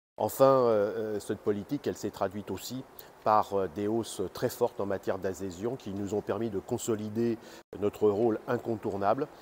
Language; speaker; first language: French; native; French